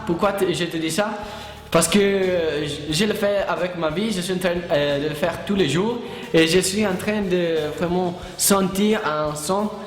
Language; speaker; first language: French; non-native, learner; Italian